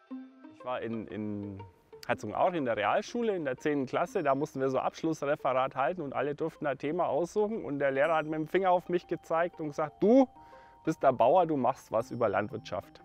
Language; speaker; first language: German; native; German